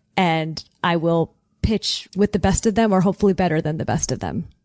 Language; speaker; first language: English; native; English